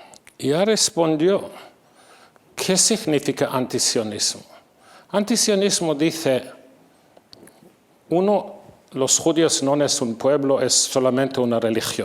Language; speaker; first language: Spanish; non-native, fluent; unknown